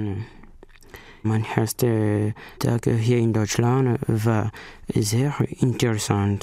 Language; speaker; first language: German; non-native, learner; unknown